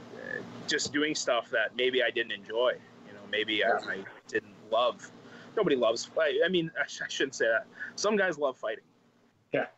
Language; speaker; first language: English; native; English